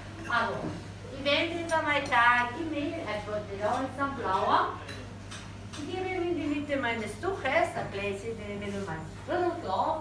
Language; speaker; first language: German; non-native, fluent; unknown